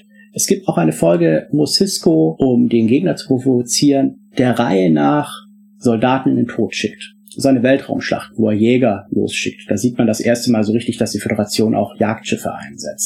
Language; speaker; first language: German; native; German